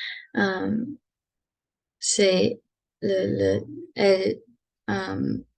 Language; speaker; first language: French; non-native, learner; English